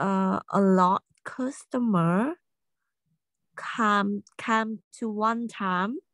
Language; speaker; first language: English; non-native, learner; Vietnamese